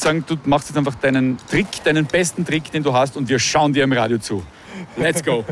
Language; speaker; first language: German; native; German